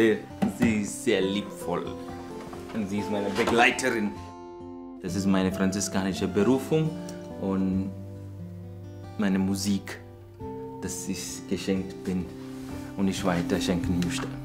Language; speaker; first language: German; non-native, fluent; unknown